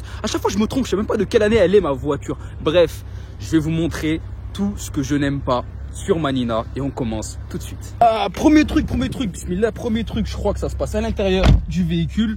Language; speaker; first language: French; native; French